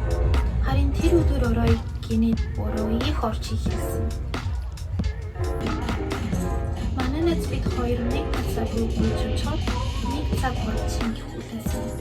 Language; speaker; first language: Mongolian; early bilingual, heritage; Mongolian